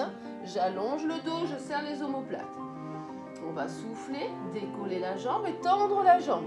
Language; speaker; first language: French; native; French